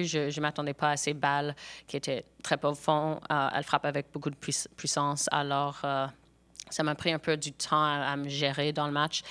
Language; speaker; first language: French; non-native, local second language; English